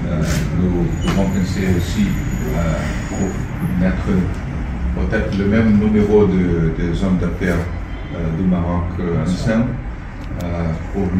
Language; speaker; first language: French; non-native, learner; Portuguese